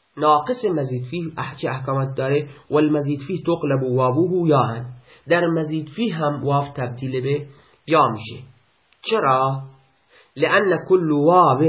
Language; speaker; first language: Persian; native; Persian